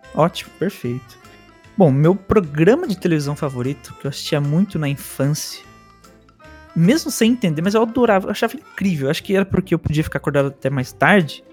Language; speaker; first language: Portuguese; early bilingual, other home language; Spanish